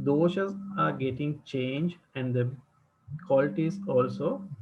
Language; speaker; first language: English; non-native, local second language; Sinhala